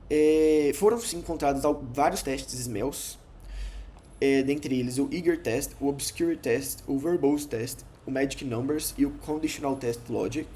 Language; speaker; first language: Portuguese; native; Portuguese